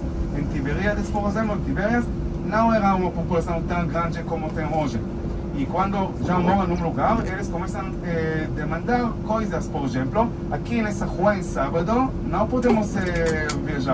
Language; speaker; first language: Portuguese; non-native, fluent; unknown